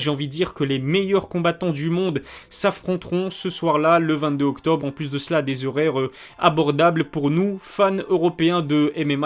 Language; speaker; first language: French; native; French